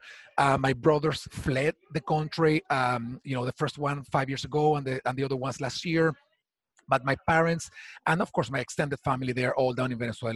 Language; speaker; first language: English; non-native, fluent; Spanish